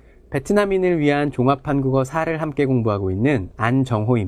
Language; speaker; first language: Korean; native; Korean